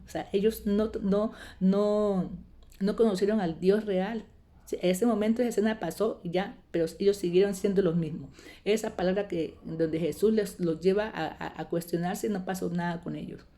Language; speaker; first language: Spanish; native; Spanish